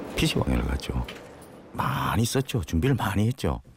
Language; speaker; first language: Korean; native; Korean